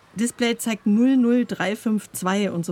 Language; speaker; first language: German; native; German